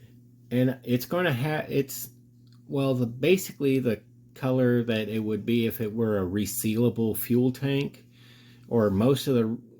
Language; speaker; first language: English; native; English